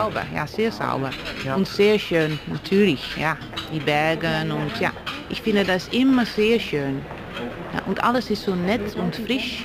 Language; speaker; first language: German; non-native, learner; Dutch